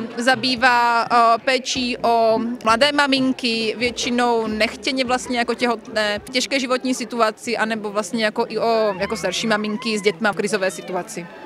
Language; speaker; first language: Czech; native; Czech